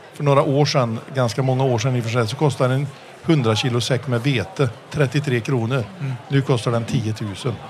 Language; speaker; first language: Swedish; early bilingual, heritage; Swedish